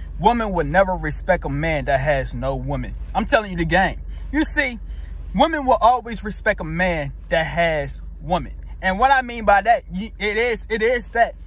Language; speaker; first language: English; native; English